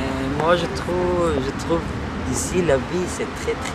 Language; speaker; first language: French; non-native, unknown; Persian